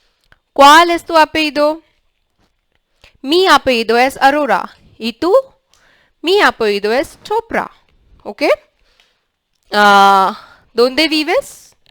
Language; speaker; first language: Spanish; non-native, learner; English